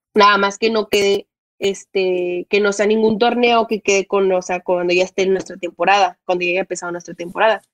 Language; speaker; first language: Spanish; native; Spanish